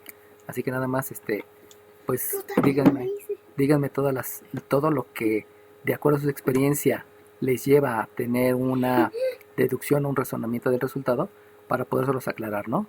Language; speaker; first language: Spanish; native; Spanish